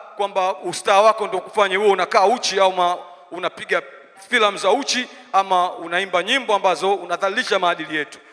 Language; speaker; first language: Swahili; native; Swahili